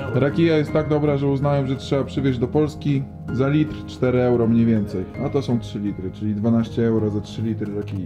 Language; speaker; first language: Polish; native; Polish